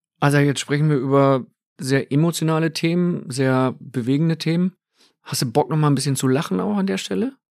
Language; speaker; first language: German; native; German